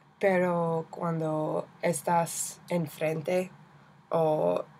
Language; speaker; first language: Spanish; non-native, learner; English